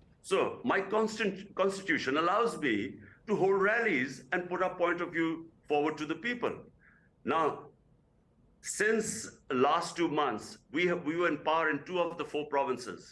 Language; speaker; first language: English; non-native, local second language; Urdu